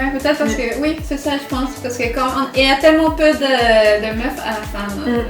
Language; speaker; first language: French; non-native, fluent; Spanish